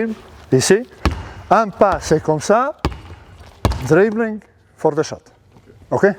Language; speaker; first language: French; non-native, learner; Serbian